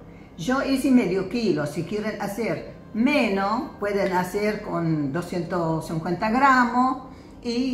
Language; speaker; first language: Spanish; non-native, fluent; Arabic